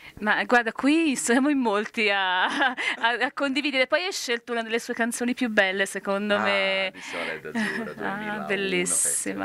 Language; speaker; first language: Italian; native; Italian